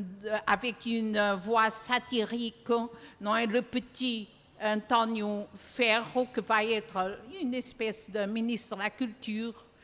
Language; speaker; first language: French; non-native, fluent; Portuguese